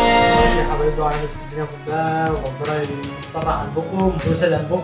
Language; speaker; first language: Arabic; native; Arabic